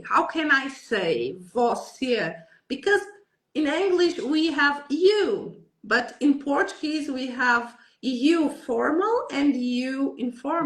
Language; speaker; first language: English; non-native, learner; Portuguese